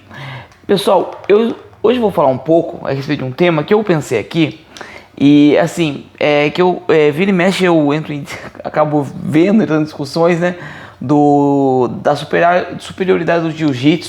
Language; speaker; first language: Portuguese; native; Portuguese